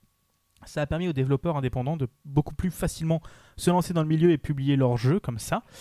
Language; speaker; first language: French; native; French